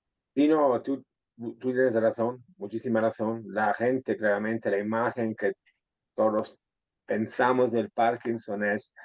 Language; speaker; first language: Spanish; non-native, fluent; Italian